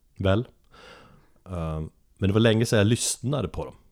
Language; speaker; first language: Swedish; native; Swedish